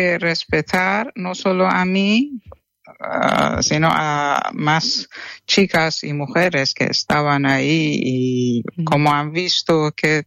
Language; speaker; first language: Spanish; non-native, fluent; Persian